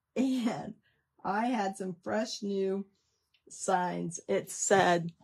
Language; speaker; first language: English; native; English